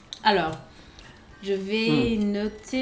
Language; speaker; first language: French; non-native, fluent; English